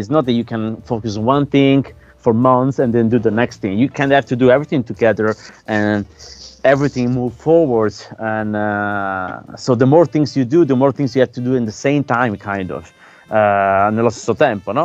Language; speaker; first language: English; non-native, fluent; Italian